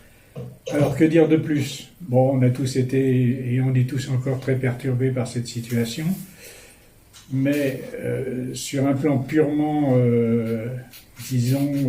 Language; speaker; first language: French; native; French